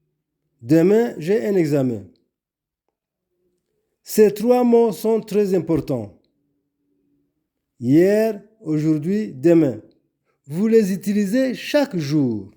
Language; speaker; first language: French; non-native, local second language; Kinyarwanda